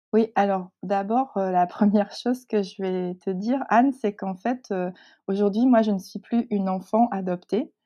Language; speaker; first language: French; native; French